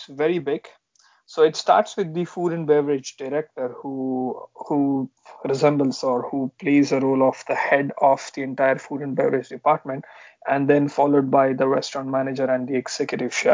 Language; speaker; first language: English; non-native, local second language; Marathi